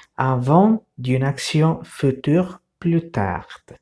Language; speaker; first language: French; non-native, fluent; Spanish